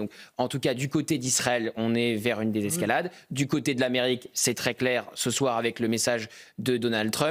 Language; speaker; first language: French; native; French